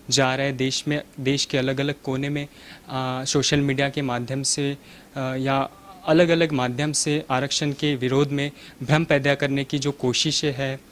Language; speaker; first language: Hindi; non-native, local second language; Marathi